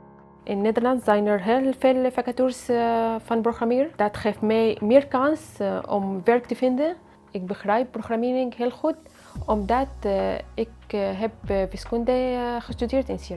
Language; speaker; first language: Dutch; non-native, learner; Arabic